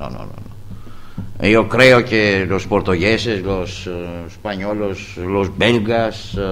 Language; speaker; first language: Spanish; non-native, fluent; Greek